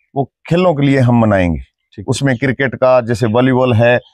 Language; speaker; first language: Hindi; native; Hindi